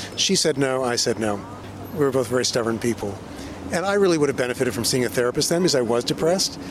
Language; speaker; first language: English; native; English